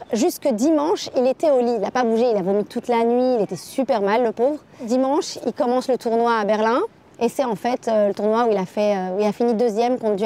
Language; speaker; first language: French; native; French